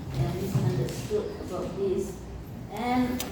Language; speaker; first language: English; non-native, fluent; Indonesian